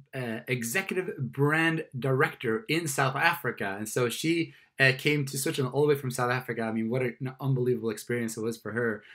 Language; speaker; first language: English; non-native, fluent; Swedish